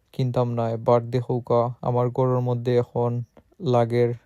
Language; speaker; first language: Bangla; native; Bangla